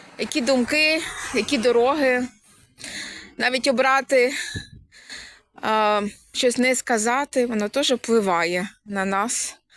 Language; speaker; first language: Ukrainian; native; Ukrainian